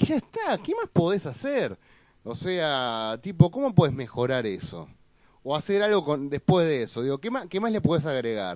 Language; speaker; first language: Spanish; native; Spanish